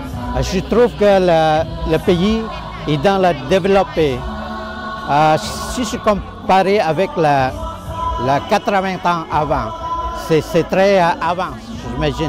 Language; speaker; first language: French; non-native, learner; Lao